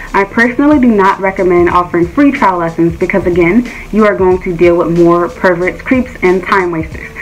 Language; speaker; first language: English; native; English